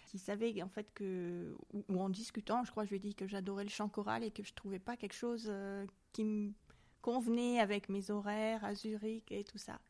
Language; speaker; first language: French; native; French